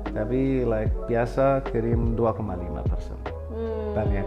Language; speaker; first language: Indonesian; non-native, learner; Arabic